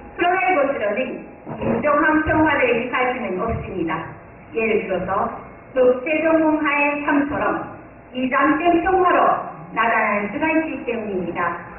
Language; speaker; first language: Korean; non-native, fluent; Japanese